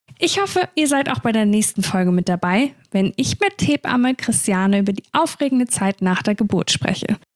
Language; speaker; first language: German; native; German